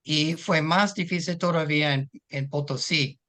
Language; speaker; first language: Spanish; non-native, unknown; English